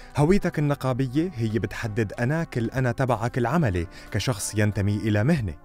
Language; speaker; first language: Arabic; native; Arabic